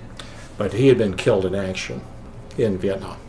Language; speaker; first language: English; native; English